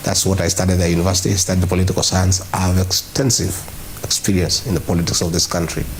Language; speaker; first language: English; non-native, local second language; Kikuyu